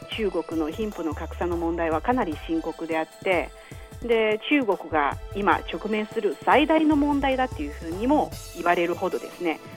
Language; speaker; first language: Japanese; non-native, fluent; Chinese